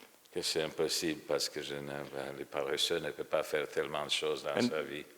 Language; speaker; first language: French; non-native, fluent; Polish